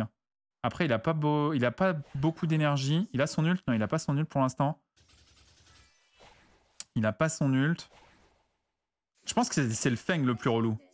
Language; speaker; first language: French; native; French